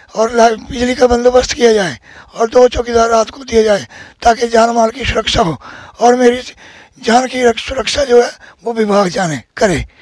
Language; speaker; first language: Hindi; native; Hindi